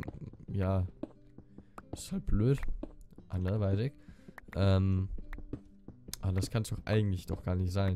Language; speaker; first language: German; native; German